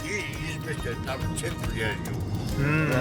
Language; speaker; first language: Russian; non-native, learner; Georgian